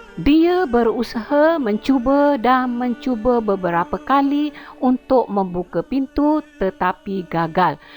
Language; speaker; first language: Malay; native; Malay